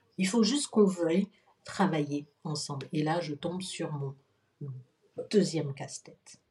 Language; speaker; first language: French; native; French